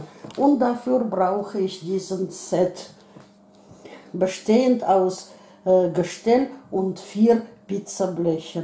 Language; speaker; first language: German; non-native, fluent; Russian